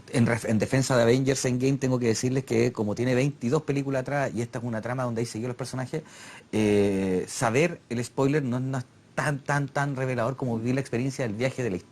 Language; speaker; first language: Spanish; native; Spanish